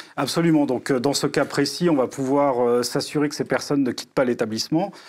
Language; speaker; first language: French; native; French